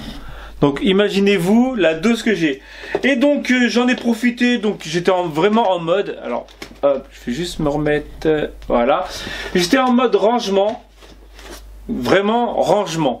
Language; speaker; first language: French; native; French